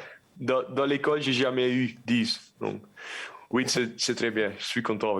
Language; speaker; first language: French; non-native, local second language; Dutch